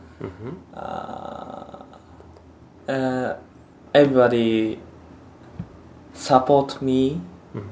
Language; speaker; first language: English; non-native, learner; Japanese